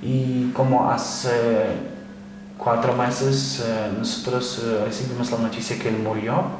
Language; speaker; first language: Spanish; non-native, fluent; Ukrainian